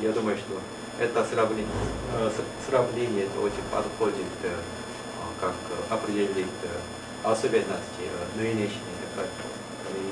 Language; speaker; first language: Russian; non-native, learner; Korean